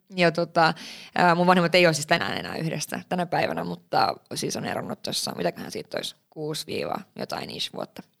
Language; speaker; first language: Finnish; early bilingual, heritage; Finnish